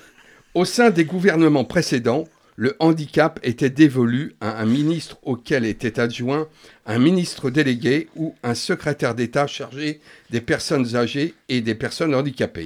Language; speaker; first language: French; native; French